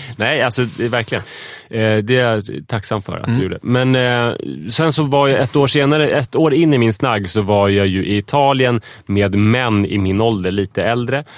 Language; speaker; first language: Swedish; native; Swedish